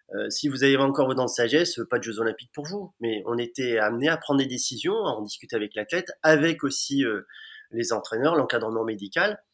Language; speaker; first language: French; native; French